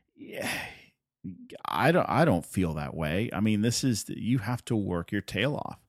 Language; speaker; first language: English; non-native, fluent; Spanish